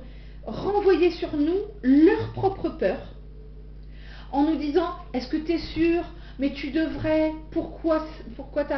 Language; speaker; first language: French; native; French